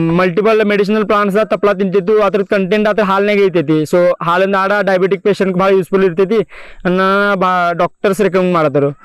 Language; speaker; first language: Kannada; non-native, local second language; Marathi